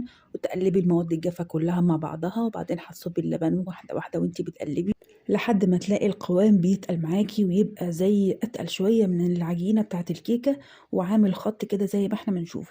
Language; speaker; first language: Arabic; native; Arabic